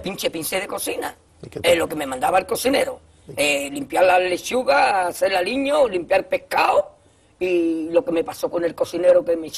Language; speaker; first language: Spanish; native; Spanish